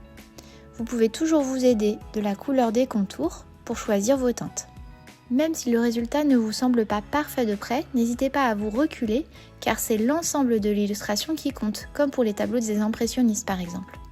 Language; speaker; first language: French; native; French